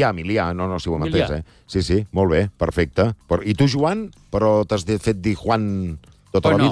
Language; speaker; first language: Catalan; native; Catalan